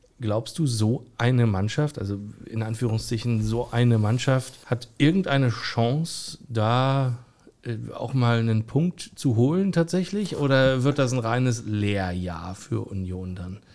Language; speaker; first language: German; native; German